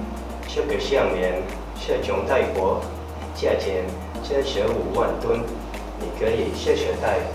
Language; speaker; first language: Chinese; non-native, learner; Indonesian